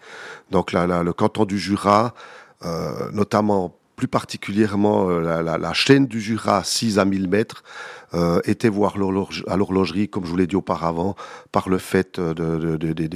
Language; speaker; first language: French; native; French